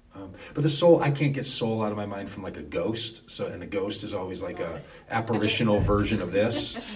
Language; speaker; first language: English; native; English